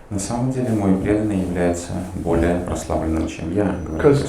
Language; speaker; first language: Russian; native; Russian